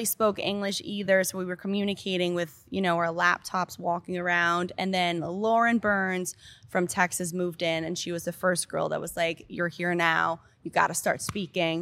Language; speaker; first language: English; non-native, fluent; Danish